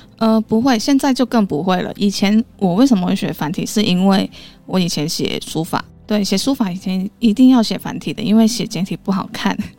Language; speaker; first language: Chinese; non-native, local second language; Cantonese